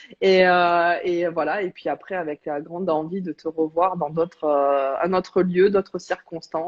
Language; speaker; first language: French; native; French